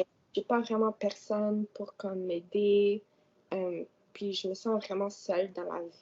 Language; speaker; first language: French; non-native, local second language; English